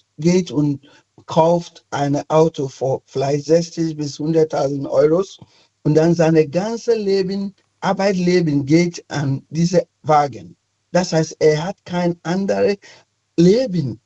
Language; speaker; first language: German; non-native, fluent; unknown